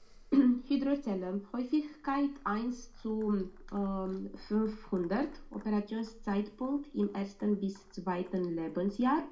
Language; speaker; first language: German; non-native, learner; Romanian